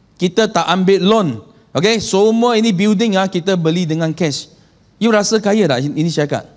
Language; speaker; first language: Malay; non-native, local second language; Chinese